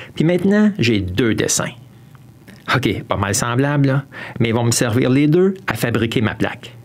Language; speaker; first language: French; native; French